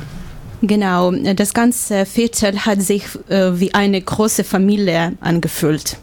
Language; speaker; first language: German; non-native, learner; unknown